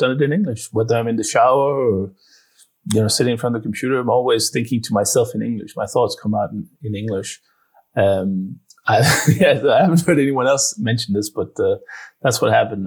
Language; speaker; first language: English; non-native, fluent; Danish